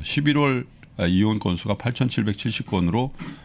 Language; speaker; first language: Korean; native; Korean